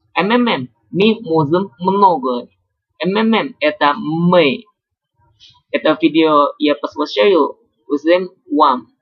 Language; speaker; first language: Russian; non-native, learner; Indonesian